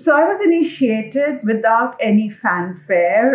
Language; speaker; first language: English; non-native, local second language; Assamese